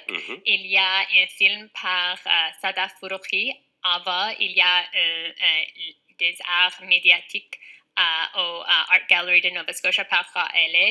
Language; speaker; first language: French; non-native, fluent; English